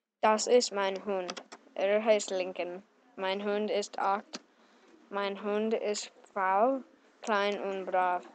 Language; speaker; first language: German; non-native, learner; English